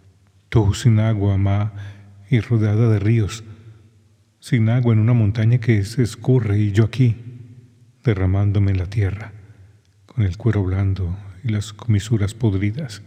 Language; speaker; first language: Spanish; native; Spanish